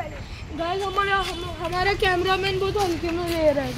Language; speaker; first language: Hindi; native; Hindi